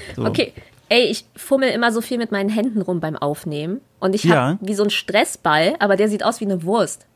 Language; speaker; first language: German; native; German